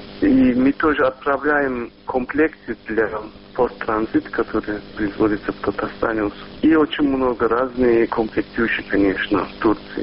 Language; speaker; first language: Russian; non-native, local second language; Turkish